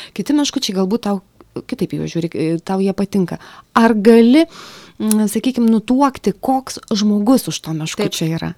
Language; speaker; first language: Lithuanian; native; Lithuanian